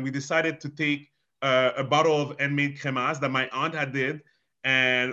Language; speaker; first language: English; non-native, fluent; French